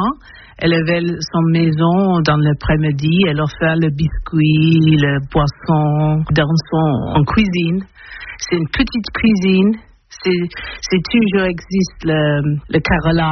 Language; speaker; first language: French; non-native, learner; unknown